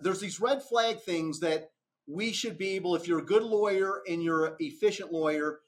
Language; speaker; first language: English; native; English